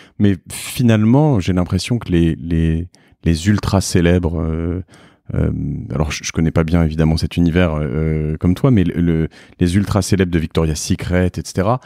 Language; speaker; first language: French; native; French